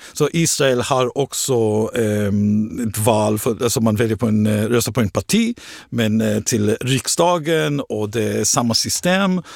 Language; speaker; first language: Swedish; non-native, fluent; Hebrew